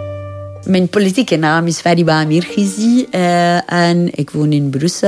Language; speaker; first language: Dutch; non-native, fluent; Persian